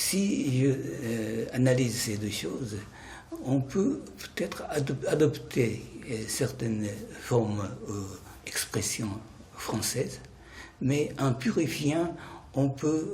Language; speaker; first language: French; non-native, fluent; Japanese